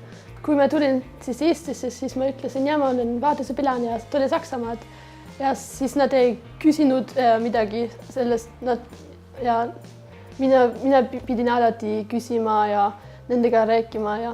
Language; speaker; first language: Estonian; non-native, learner; German